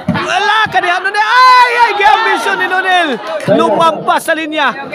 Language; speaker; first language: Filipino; non-native, local second language; Cebuano